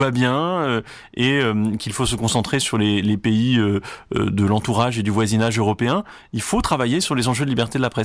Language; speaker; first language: French; native; French